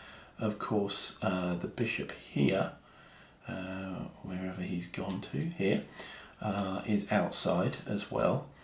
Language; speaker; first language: English; native; English